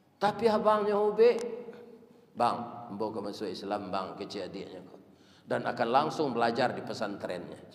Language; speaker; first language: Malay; non-native, local second language; Minangkabau